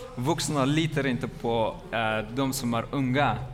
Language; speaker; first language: Swedish; non-native, learner; Persian